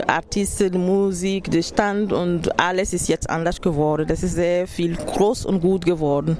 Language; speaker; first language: German; non-native, learner; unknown